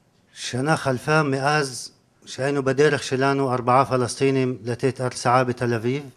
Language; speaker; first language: Hebrew; non-native, local second language; Arabic